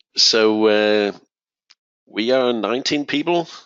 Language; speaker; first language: English; non-native, fluent; Danish